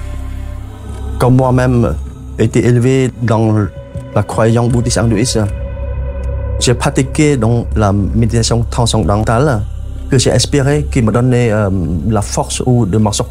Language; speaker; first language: French; non-native, fluent; Khmer